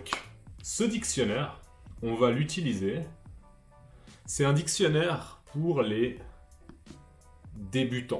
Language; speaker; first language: French; native; French